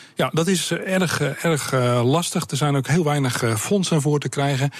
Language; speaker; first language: Dutch; native; Dutch